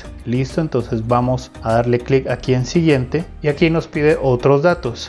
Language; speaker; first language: Spanish; native; Spanish